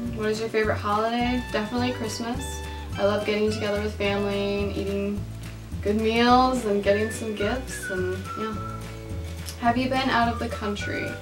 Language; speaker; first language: English; native; English